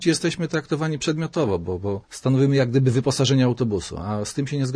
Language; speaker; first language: Polish; native; Polish